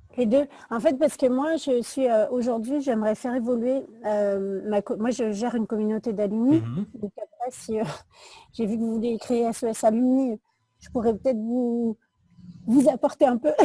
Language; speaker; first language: French; native; French